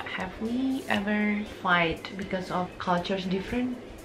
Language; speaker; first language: English; non-native, fluent; Indonesian